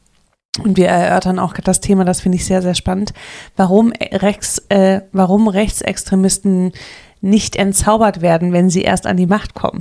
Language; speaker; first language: German; native; German